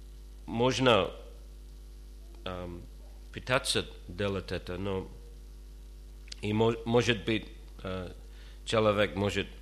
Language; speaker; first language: Russian; non-native, fluent; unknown